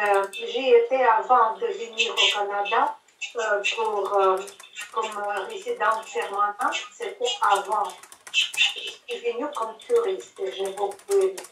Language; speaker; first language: French; non-native, fluent; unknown